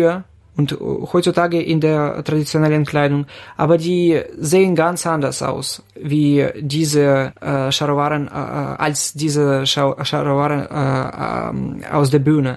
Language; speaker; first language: German; non-native, fluent; Ukrainian